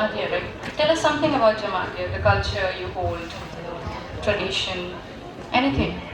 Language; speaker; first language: English; non-native, local second language; Kok Borok